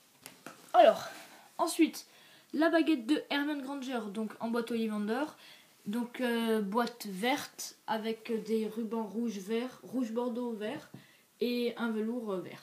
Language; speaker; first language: French; native; French